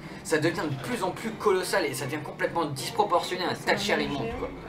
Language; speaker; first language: French; native; French